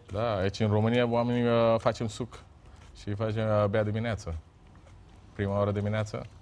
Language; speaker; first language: Romanian; non-native, learner; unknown